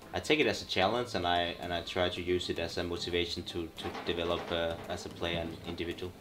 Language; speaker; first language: English; non-native, fluent; Danish